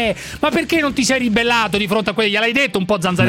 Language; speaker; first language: Italian; native; Italian